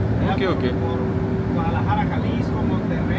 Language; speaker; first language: Spanish; native; Spanish